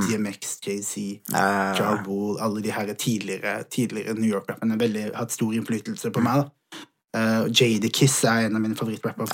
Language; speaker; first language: Norwegian; early bilingual, other home language; Somali